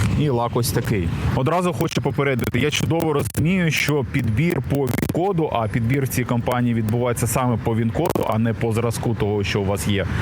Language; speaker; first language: Ukrainian; native; Ukrainian